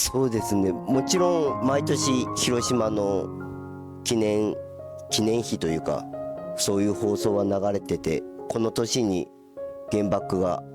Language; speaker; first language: Japanese; native; Japanese